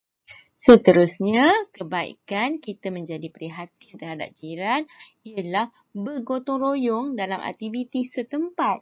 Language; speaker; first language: Malay; native; Malay